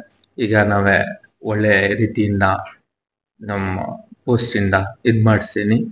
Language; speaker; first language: Kannada; non-native, local second language; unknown